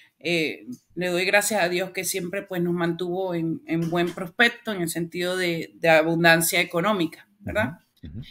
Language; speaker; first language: Spanish; native; Spanish